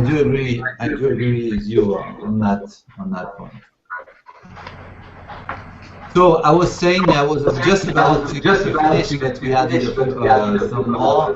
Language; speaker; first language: English; non-native, fluent; French